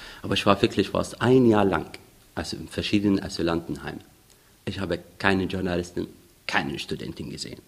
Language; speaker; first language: German; non-native, fluent; Arabic